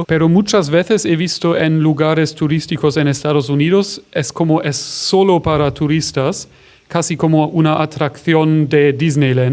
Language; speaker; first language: Spanish; non-native, fluent; German